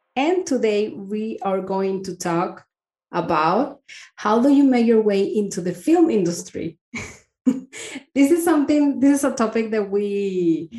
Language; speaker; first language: English; non-native, fluent; Spanish